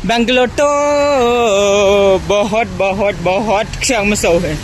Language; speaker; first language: Hindi; non-native, local second language; Khasi